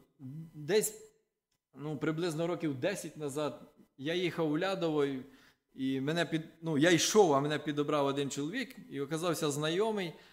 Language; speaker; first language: Ukrainian; non-native, local second language; Russian